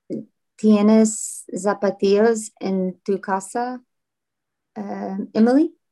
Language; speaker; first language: Spanish; non-native, learner; English